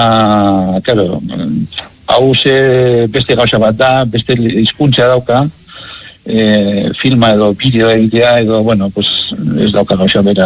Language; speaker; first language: Basque; non-native, local second language; Spanish